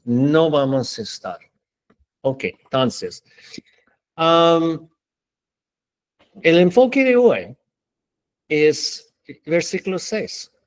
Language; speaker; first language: Spanish; non-native, learner; English